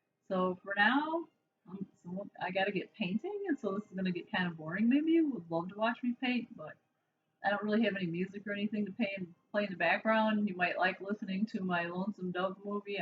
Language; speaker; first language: English; native; English